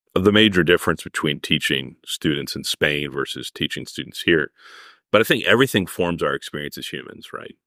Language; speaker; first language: English; native; English